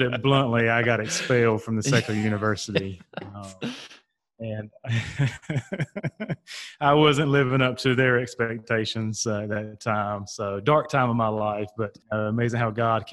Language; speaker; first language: English; native; English